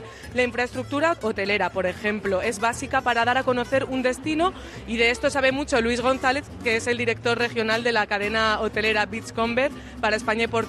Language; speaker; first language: Spanish; native; Spanish